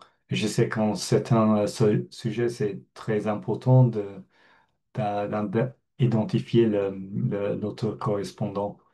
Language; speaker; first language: French; non-native, fluent; English